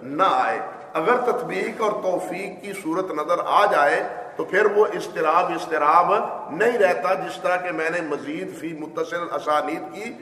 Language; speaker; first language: Urdu; native; Urdu